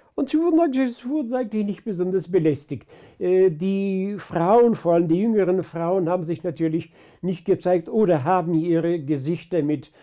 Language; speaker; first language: German; early bilingual, other home language; Polish